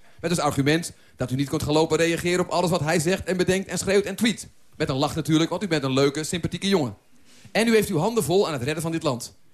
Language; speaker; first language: Dutch; native; Dutch